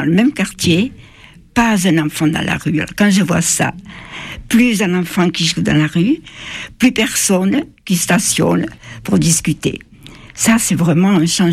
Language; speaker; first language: French; native; French